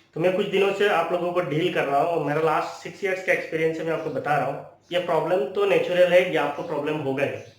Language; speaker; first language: Hindi; non-native, local second language; Bangla